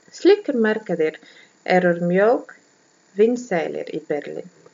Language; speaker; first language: Icelandic; non-native, learner; German